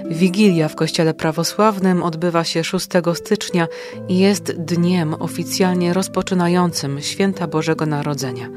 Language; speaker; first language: Polish; native; Polish